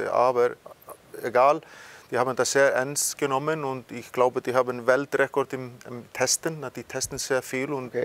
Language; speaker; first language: German; non-native, fluent; Icelandic